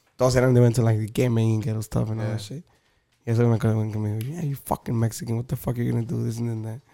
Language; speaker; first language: English; early bilingual, other home language; Spanish